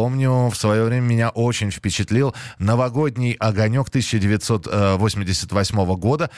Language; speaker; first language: Russian; native; Russian